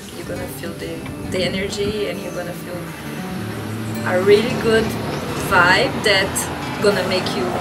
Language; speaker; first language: English; non-native, fluent; Portuguese